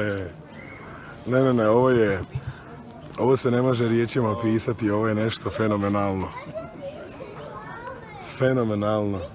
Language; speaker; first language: Bosnian; native; Bosnian